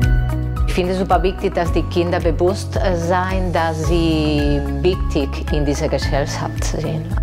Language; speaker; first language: German; non-native, learner; Spanish